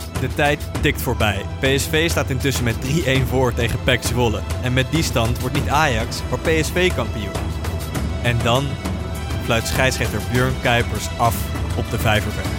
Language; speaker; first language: Dutch; native; Dutch